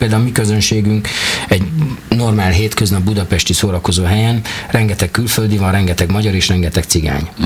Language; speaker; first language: Hungarian; native; Hungarian